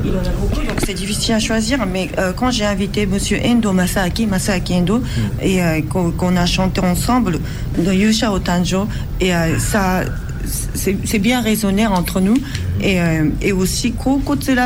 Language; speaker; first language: French; non-native, fluent; Japanese